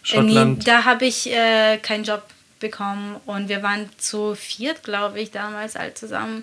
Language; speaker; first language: German; non-native, fluent; Latvian